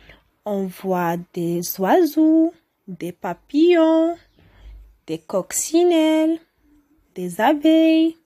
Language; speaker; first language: French; non-native, local second language; Arabic